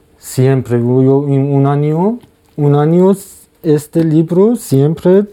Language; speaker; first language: Spanish; non-native, learner; Persian